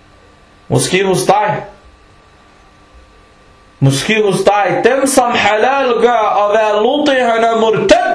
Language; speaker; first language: Danish; early bilingual, other home language; Arabic